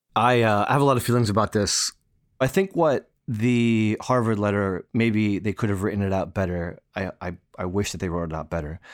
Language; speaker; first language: English; native; English